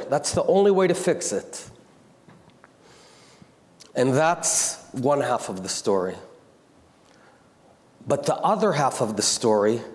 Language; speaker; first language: English; non-native, local second language; Hebrew